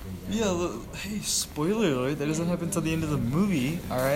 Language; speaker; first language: English; native; English